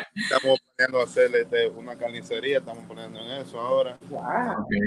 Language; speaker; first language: Spanish; early bilingual, heritage; Spanish